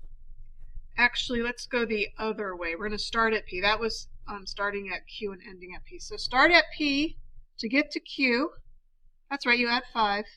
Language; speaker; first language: English; native; English